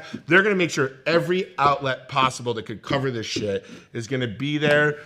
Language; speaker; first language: English; native; English